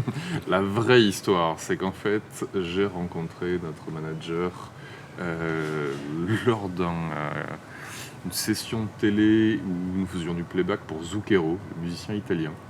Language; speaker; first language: French; native; French